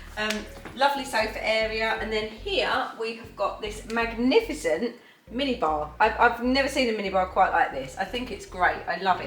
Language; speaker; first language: English; native; English